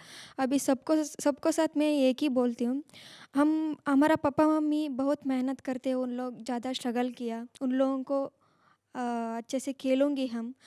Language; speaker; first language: Hindi; non-native, local second language; Kannada